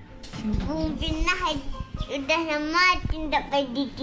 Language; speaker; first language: Indonesian; early bilingual, heritage; Indonesian